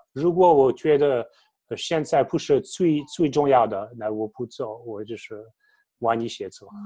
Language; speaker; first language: Chinese; non-native, fluent; French